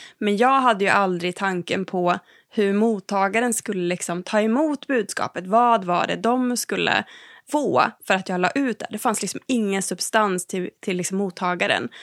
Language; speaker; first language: Swedish; native; Swedish